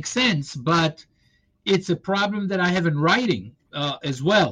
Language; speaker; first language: English; non-native, fluent; Hebrew